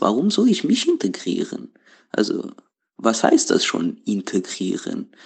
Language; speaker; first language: German; non-native, learner; Portuguese